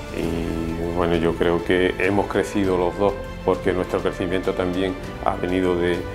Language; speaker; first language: Spanish; native; Spanish